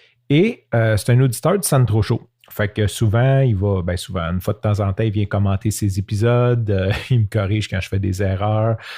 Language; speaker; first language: French; native; French